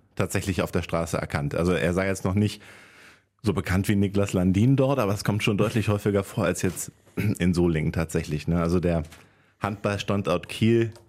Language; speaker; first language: German; non-native, fluent; Norwegian